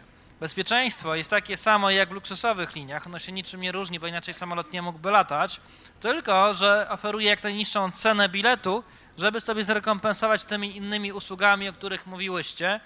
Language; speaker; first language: Polish; native; Polish